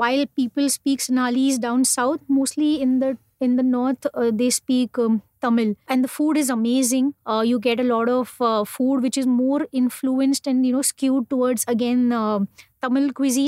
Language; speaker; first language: English; non-native, local second language; Hindi